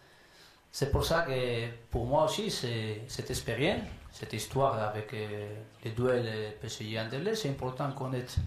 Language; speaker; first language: French; non-native, learner; Spanish